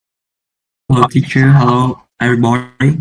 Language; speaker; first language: English; non-native, learner; Vietnamese